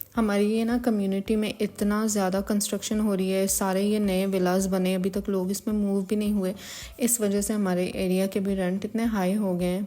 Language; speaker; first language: Urdu; native; Urdu